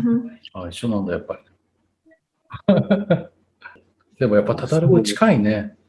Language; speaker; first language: Japanese; non-native, fluent; Tatar